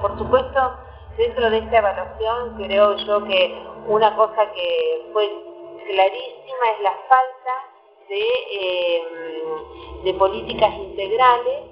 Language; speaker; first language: Spanish; native; Spanish